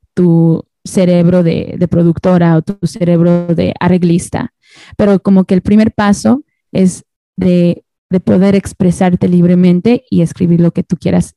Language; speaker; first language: Spanish; native; Spanish